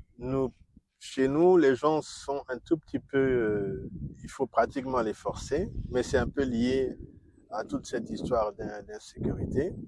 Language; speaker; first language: French; non-native, local second language; Kongo